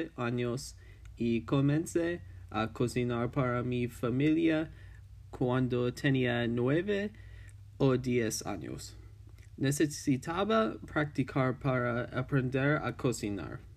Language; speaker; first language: Spanish; non-native, learner; English